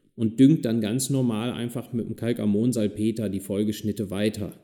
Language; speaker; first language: German; native; German